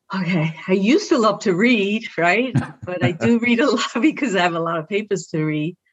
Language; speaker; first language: English; early bilingual, other home language; Spanish